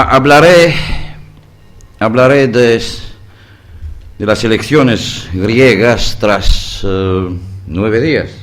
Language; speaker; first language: Spanish; non-native, learner; Greek